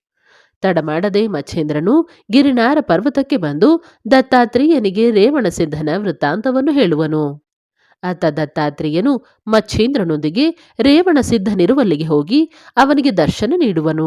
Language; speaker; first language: Kannada; native; Kannada